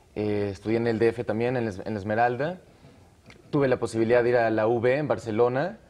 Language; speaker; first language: Spanish; native; Spanish